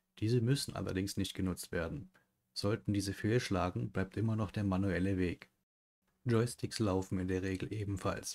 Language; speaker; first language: German; native; German